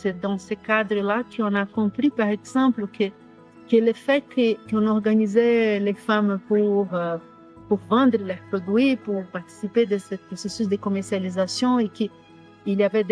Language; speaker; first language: French; non-native, fluent; Portuguese